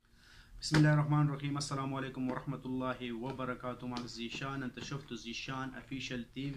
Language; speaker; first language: Arabic; non-native, learner; Urdu